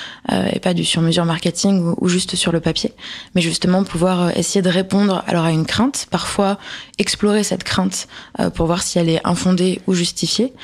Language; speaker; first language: French; native; French